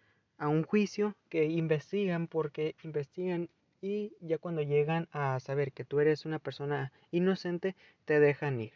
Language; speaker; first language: Spanish; native; Spanish